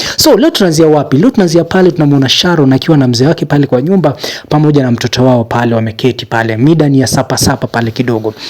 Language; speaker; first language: Swahili; native; Swahili